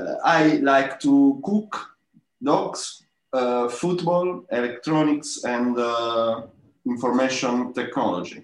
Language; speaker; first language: English; non-native, learner; Italian